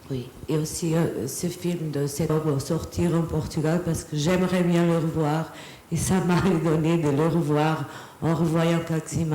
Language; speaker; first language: French; non-native, fluent; Portuguese